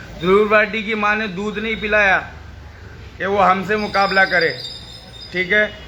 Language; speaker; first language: Hindi; native; Hindi